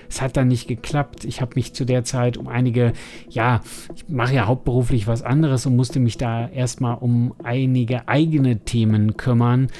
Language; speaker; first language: German; native; German